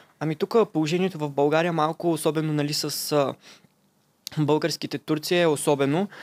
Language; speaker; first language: Bulgarian; non-native, local second language; Turkish